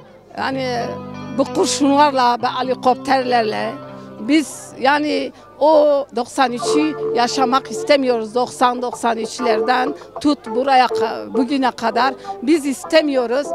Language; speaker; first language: Turkish; non-native, local second language; Kurdish